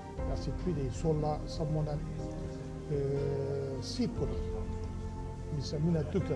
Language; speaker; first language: Finnish; non-native, learner; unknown